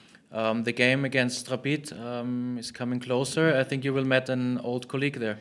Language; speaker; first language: English; non-native, fluent; German